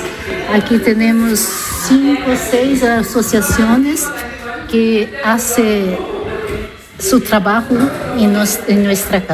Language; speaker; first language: Spanish; non-native, learner; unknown